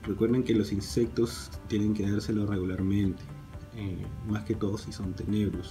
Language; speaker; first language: Spanish; native; Spanish